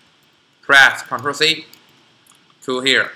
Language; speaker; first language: English; non-native, learner; Chinese